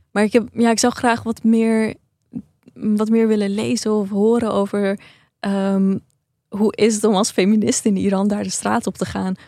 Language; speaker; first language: Dutch; early bilingual, other home language; Persian